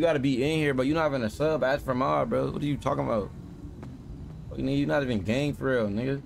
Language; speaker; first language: English; native; English